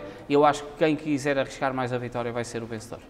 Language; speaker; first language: Portuguese; native; Portuguese